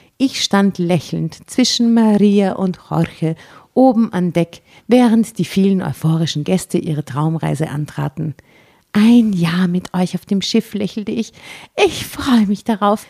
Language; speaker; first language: German; native; German